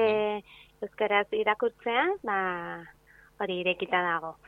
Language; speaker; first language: Basque; non-native, fluent; Spanish